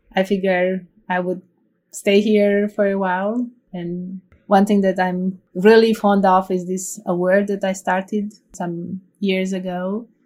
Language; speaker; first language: English; non-native, fluent; Romanian